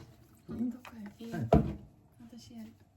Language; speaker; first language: Japanese; non-native, fluent; Filipino